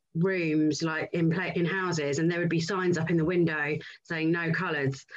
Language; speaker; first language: English; native; English